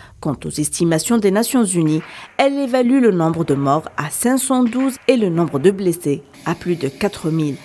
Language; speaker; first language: French; non-native, local second language; Arabic